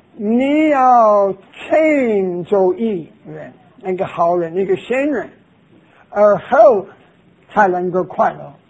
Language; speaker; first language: Chinese; non-native, fluent; English